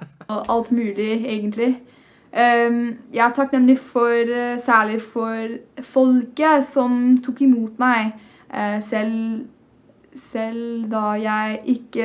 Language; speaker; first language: Norwegian; non-native, fluent; English